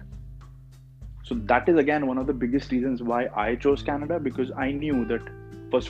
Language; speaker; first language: English; non-native, local second language; Hindi